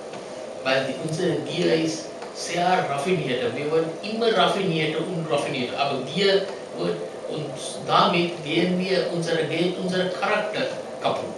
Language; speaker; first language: German; non-native, learner; Sinhala